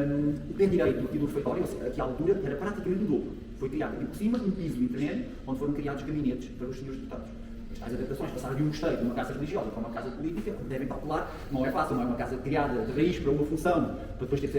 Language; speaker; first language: Portuguese; native; Portuguese